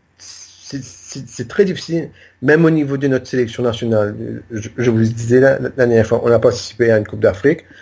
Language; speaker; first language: French; non-native, local second language; Morisyen